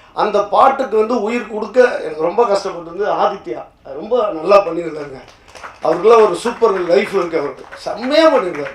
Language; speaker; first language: Tamil; native; Tamil